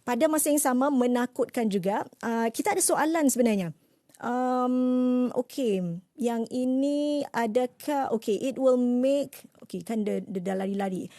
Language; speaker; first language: Malay; native; Malay